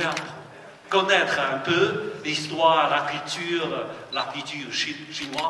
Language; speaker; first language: French; non-native, fluent; Chinese